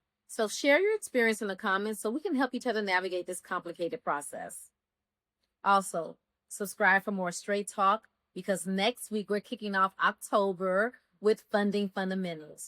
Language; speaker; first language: English; native; English